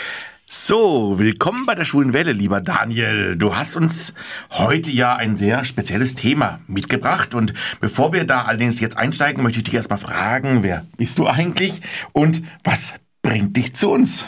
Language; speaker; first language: German; native; German